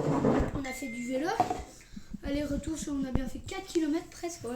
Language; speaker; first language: French; native; French